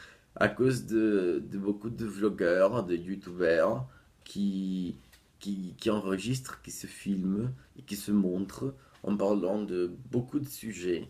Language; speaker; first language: French; non-native, fluent; Portuguese